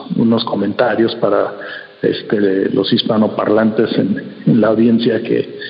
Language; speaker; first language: Spanish; early bilingual, heritage; Spanish